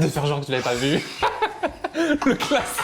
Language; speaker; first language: French; native; French